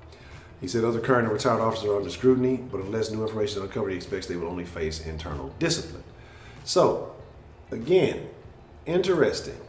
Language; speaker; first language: English; native; English